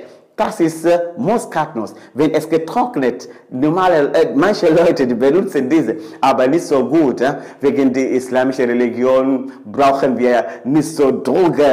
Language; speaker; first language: German; non-native, fluent; Swahili